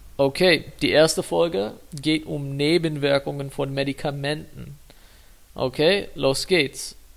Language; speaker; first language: German; non-native, fluent; English